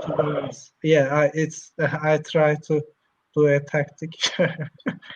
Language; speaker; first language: English; non-native, learner; Turkish